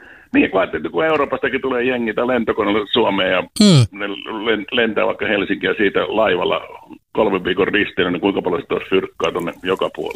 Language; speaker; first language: Finnish; native; Finnish